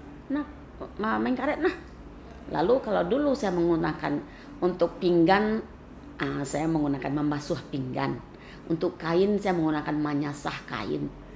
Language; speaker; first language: Indonesian; non-native, local second language; Minangkabau